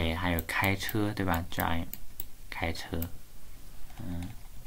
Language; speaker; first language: Chinese; native; Chinese